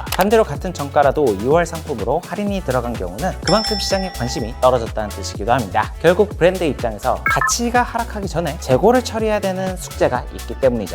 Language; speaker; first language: Korean; native; Korean